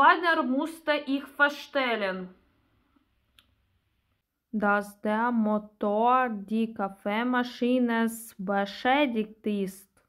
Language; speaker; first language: German; non-native, learner; Russian